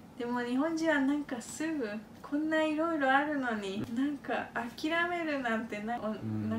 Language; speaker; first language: Japanese; non-native, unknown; Spanish